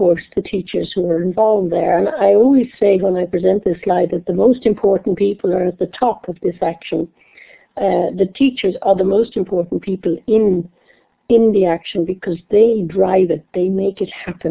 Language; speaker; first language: English; native; English